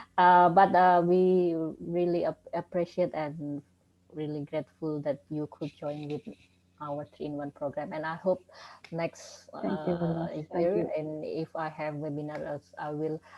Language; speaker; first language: English; non-native, learner; Indonesian